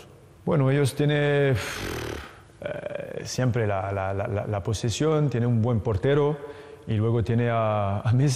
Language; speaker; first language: Spanish; non-native, fluent; French